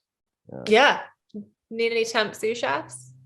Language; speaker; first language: English; native; English